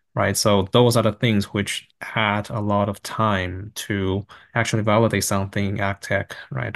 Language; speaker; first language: English; non-native, fluent; Chinese